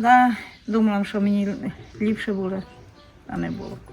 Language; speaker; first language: Ukrainian; non-native, local second language; Hungarian